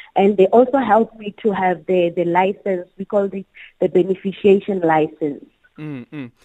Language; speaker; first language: English; non-native, local second language; Southern Sotho